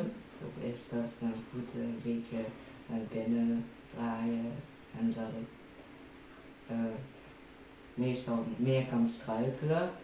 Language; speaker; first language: Dutch; early bilingual, other home language; Chinese